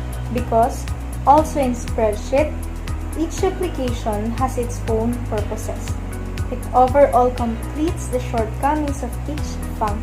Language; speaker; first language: English; non-native, local second language; Filipino